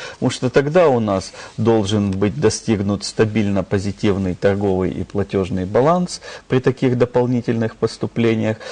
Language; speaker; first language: Russian; native; Russian